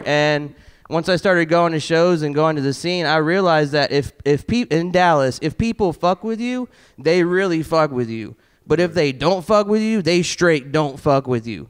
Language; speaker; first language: English; native; English